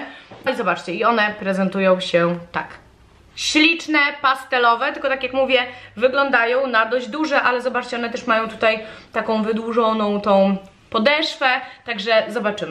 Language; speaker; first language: Polish; native; Polish